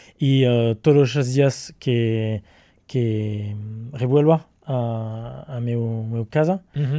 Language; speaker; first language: Portuguese; non-native, learner; French